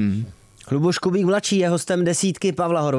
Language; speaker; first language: Czech; native; Czech